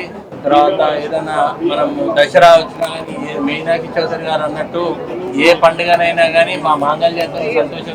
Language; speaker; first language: Telugu; native; Telugu